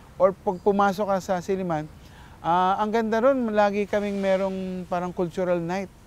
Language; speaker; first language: Filipino; native; Filipino